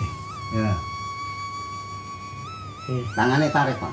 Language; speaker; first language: Indonesian; non-native, local second language; Javanese